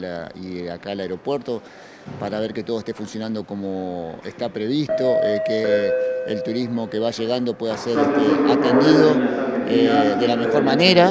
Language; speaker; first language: Spanish; native; Spanish